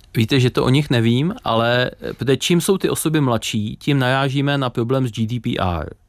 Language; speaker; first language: Czech; native; Czech